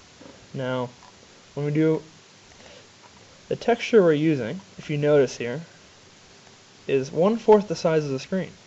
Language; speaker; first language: English; native; English